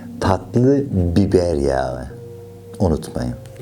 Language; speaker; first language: Turkish; non-native, fluent; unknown